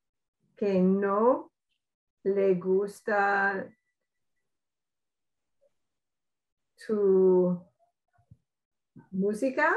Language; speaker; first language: Spanish; non-native, learner; English